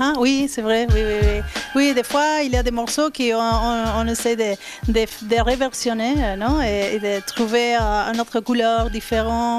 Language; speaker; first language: French; non-native, fluent; Spanish